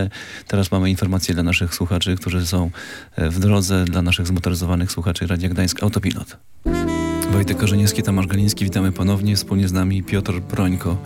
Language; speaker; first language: Polish; native; Polish